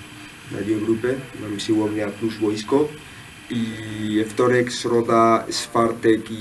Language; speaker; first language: Polish; non-native, learner; Spanish